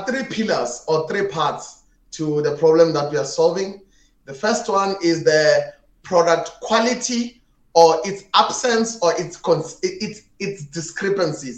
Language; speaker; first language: English; non-native, local second language; Tswana